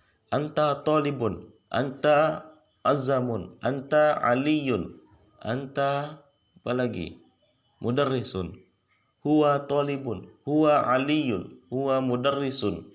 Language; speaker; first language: Arabic; non-native, fluent; Indonesian